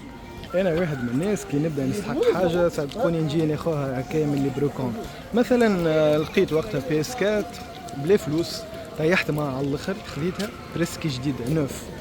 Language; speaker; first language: Arabic; native; Arabic